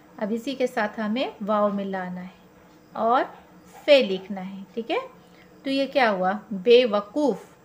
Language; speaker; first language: Hindi; native; Hindi